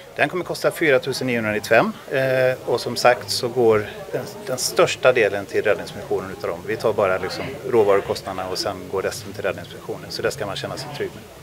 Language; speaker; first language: Swedish; native; Swedish